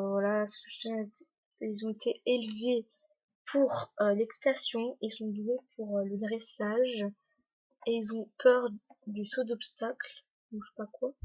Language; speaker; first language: French; native; French